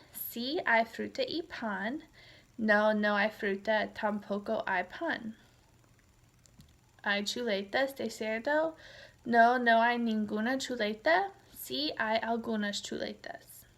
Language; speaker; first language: Spanish; non-native, learner; English